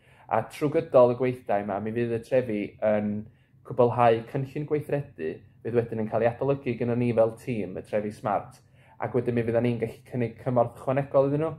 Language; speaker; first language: Welsh; native; Welsh